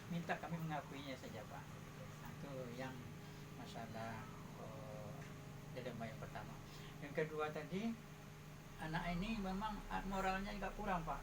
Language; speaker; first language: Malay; non-native, local second language; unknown